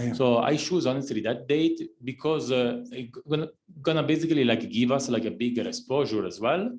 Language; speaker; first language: English; non-native, fluent; Italian